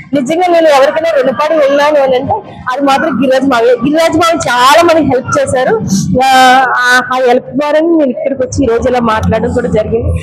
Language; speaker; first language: Telugu; native; Telugu